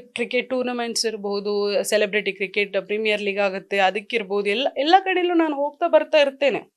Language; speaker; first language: Kannada; non-native, local second language; Tulu